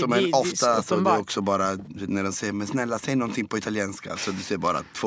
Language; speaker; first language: Swedish; non-native, fluent; Italian